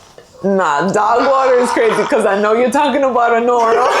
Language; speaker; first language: English; native; English